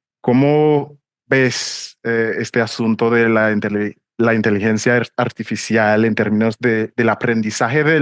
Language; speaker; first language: Spanish; non-native, fluent; English